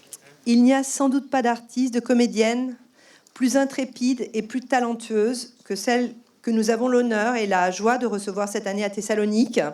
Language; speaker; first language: French; native; French